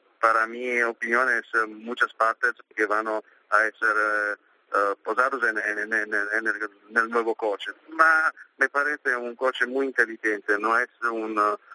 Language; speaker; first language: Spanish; non-native, learner; Italian